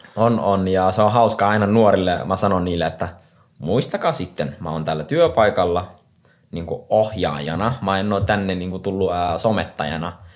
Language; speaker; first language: Finnish; non-native, fluent; Somali